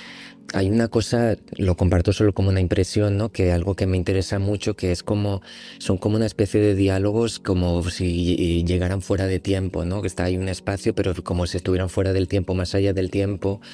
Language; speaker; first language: Spanish; native; Spanish